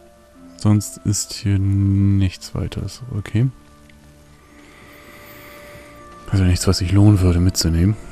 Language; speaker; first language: German; native; German